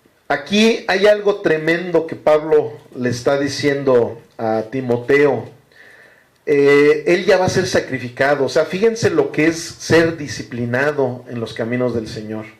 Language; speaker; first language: Spanish; native; Spanish